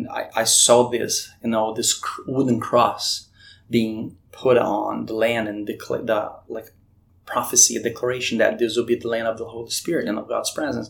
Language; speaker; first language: English; non-native, fluent; Portuguese